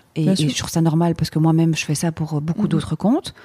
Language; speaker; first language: French; native; French